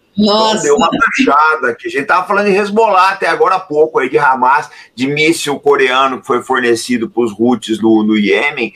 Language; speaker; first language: Portuguese; native; Portuguese